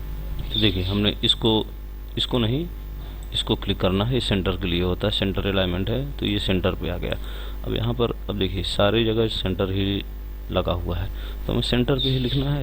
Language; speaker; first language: Hindi; native; Hindi